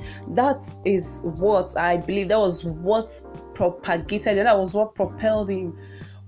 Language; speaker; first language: English; non-native, local second language; Igbo